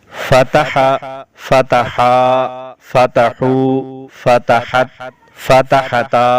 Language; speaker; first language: Arabic; non-native, fluent; Urdu